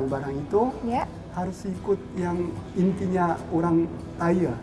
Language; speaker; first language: Indonesian; non-native, learner; Korean